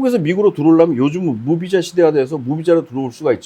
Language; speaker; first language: Korean; native; Korean